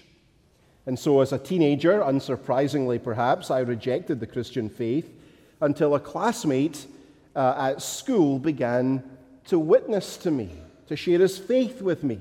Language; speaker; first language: English; native; English